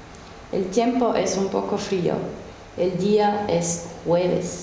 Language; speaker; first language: Spanish; non-native, learner; Finnish